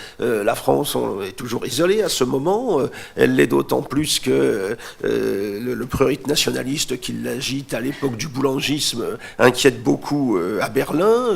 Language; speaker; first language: French; native; French